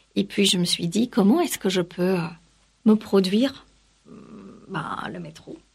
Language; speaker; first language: French; non-native, fluent; Kannada